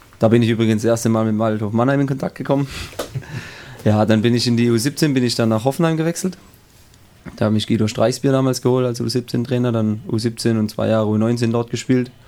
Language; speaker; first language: German; native; German